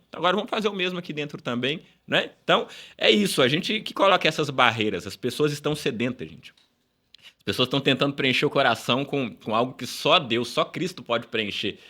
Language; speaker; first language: Portuguese; early bilingual, other home language; Upper Guinea Crioulo